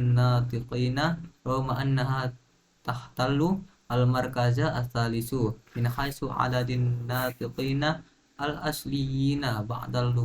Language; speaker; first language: Arabic; non-native, learner; Indonesian